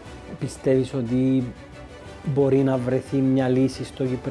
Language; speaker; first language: Greek; native; Greek